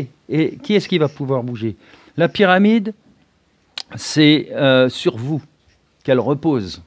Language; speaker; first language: French; native; French